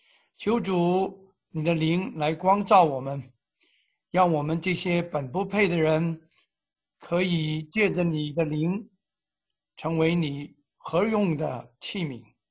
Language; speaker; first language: Chinese; native; Chinese